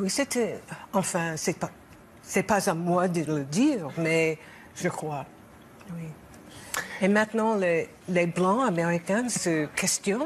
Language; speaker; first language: French; non-native, learner; English